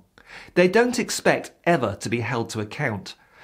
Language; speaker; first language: English; native; English